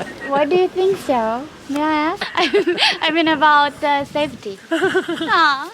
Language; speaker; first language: English; non-native, learner; Korean